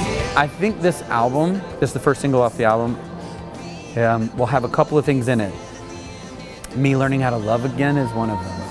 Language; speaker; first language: English; native; English